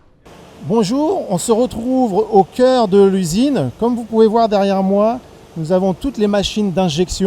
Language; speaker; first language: French; native; French